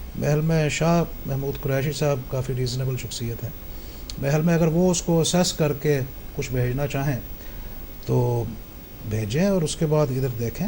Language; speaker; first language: Urdu; native; Urdu